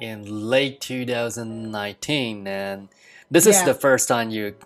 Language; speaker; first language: English; non-native, fluent; Chinese